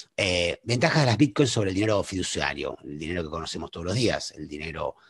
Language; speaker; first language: Spanish; native; Spanish